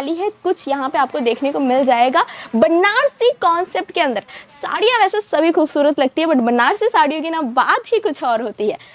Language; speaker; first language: Hindi; native; Hindi